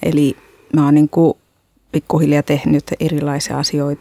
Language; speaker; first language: Finnish; non-native, fluent; Spanish